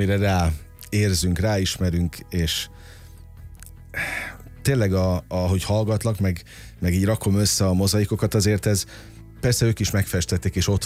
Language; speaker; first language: Hungarian; native; Hungarian